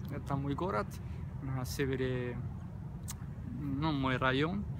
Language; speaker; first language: Russian; non-native, learner; Spanish